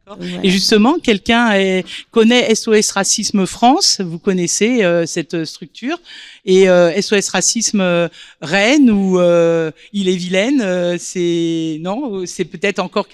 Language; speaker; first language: French; native; French